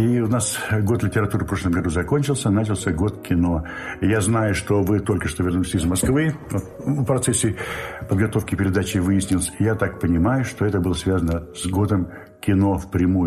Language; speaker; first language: Russian; native; Russian